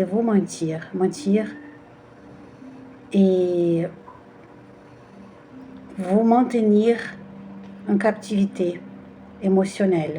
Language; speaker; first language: French; non-native, fluent; Portuguese